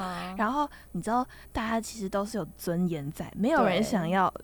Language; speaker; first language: Chinese; native; Chinese